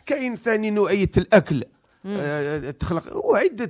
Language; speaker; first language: Arabic; native; Arabic